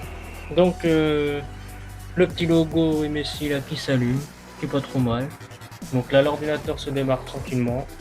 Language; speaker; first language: French; native; French